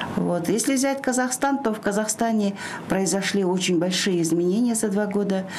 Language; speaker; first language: Russian; non-native, local second language; Kyrgyz